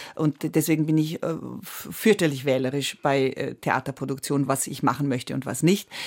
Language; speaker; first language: German; early bilingual, other home language; Italian